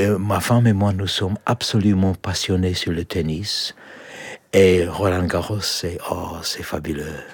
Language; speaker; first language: French; non-native, fluent; English